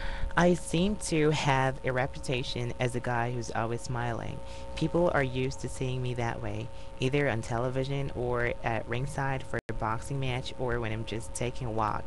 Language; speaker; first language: English; native; English